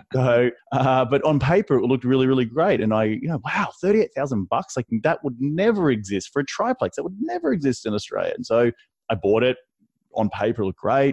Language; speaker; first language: English; native; English